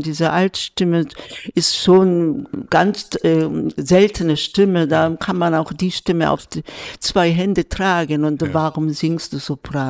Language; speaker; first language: German; non-native, fluent; Korean